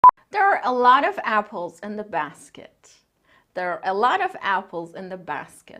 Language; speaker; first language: English; non-native, fluent; Turkish